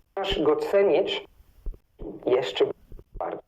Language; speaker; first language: Polish; non-native, fluent; Italian